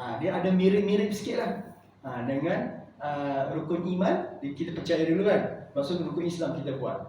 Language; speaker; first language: Malay; non-native, local second language; Chinese